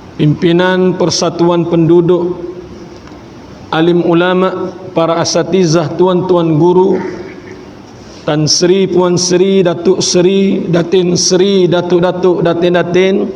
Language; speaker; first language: Malay; native; Malay